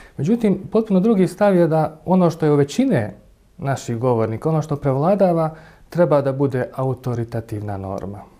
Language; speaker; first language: Bosnian; native; Bosnian